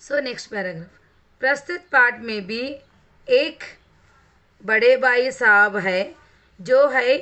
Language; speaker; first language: Hindi; non-native, local second language; Telugu